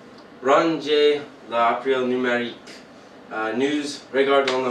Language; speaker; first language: French; non-native, learner; English